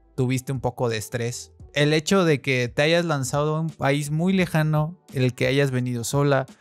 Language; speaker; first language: Spanish; native; Spanish